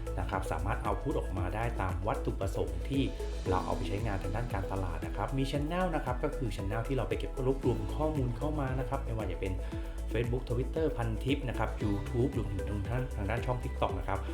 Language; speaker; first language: Thai; native; Thai